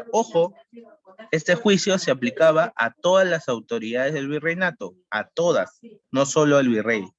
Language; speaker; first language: Spanish; native; Spanish